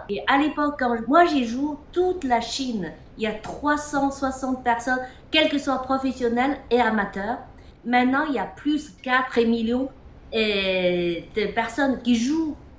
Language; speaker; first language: French; non-native, fluent; Chinese